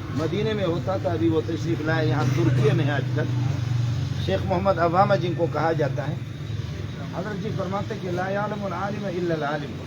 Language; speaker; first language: Urdu; non-native, fluent; Baluchi